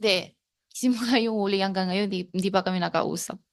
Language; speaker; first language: Filipino; non-native, learner; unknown